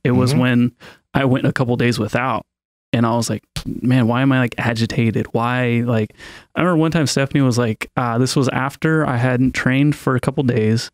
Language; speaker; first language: English; native; English